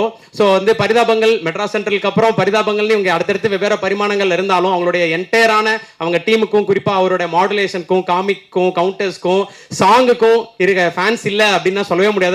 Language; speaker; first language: Tamil; native; Tamil